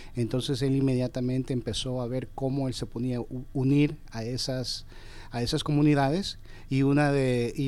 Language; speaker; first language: Spanish; early bilingual, heritage; Spanish